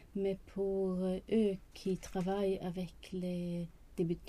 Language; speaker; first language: French; non-native, learner; Swedish